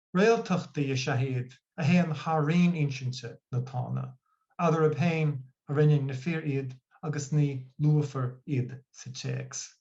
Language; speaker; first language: Irish; non-native, local second language; English